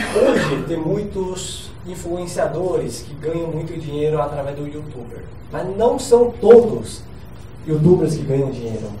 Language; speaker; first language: Portuguese; non-native, fluent; Chinese